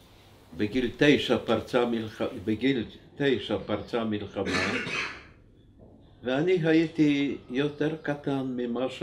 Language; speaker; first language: Hebrew; non-native, fluent; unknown